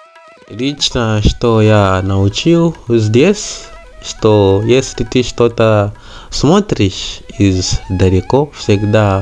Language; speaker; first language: Russian; non-native, learner; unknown